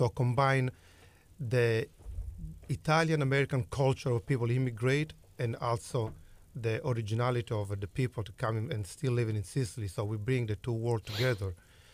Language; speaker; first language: English; non-native, fluent; Italian